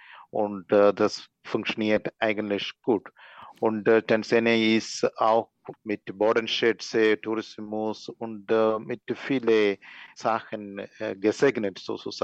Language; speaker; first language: German; non-native, learner; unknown